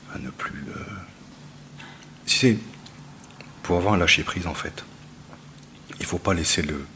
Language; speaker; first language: French; native; French